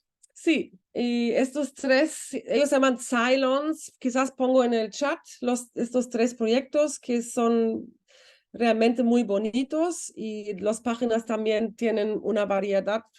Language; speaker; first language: Spanish; non-native, fluent; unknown